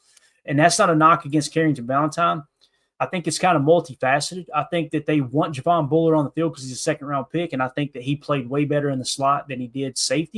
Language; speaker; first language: English; native; English